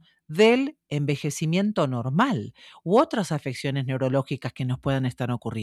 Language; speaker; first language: Spanish; native; Spanish